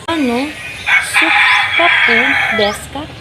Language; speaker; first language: Japanese; non-native, learner; Filipino